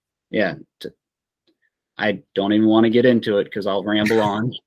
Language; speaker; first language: English; native; English